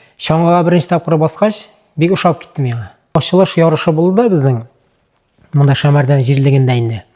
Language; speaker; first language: Tatar; early bilingual, other home language; Uzbek